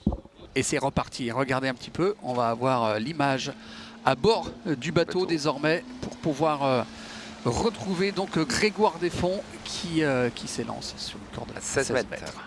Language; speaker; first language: French; native; French